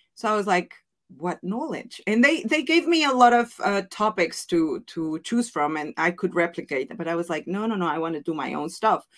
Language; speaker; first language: English; non-native, fluent; Spanish